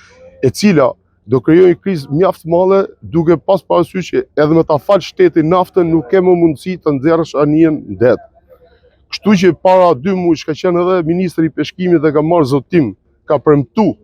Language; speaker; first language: Albanian; native; Albanian